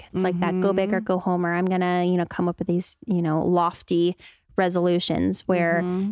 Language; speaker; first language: English; native; English